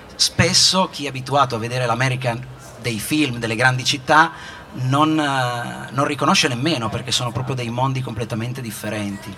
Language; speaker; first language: Italian; native; Italian